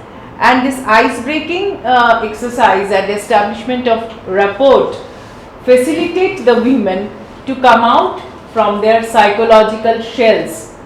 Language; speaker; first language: English; non-native, local second language; Bangla